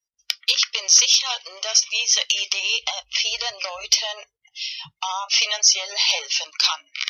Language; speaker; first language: German; non-native, fluent; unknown